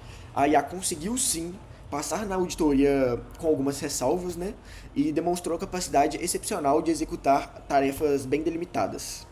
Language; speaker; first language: Portuguese; native; Portuguese